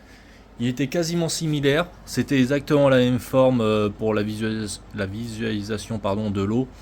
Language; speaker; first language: French; native; French